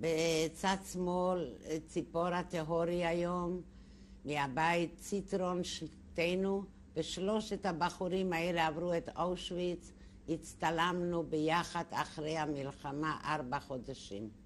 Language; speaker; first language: Hebrew; non-native, fluent; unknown